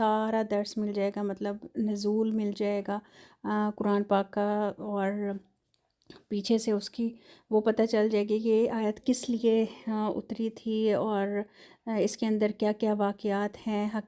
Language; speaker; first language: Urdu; non-native, local second language; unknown